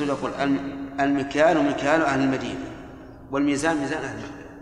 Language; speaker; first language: Arabic; native; Arabic